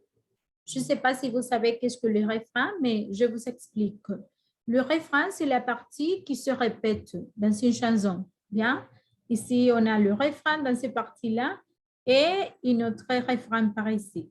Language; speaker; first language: French; non-native, fluent; Spanish